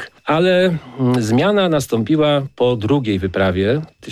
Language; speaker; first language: Polish; native; Polish